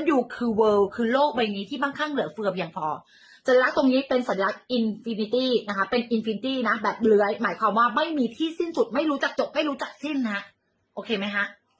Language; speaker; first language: Thai; native; Thai